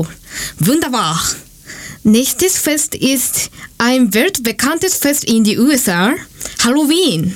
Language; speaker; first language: German; non-native, learner; Japanese